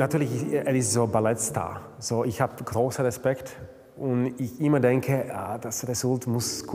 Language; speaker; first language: German; non-native, fluent; Slovak